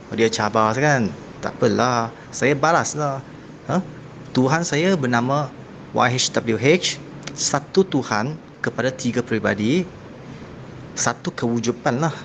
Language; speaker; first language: Malay; non-native, local second language; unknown